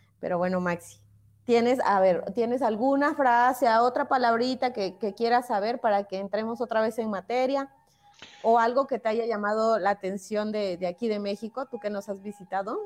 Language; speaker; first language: Spanish; native; Spanish